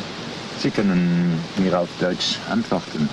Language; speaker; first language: German; non-native, local second language; French